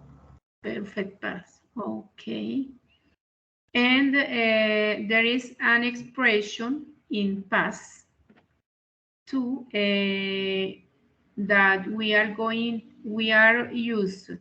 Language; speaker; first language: English; non-native, learner; Spanish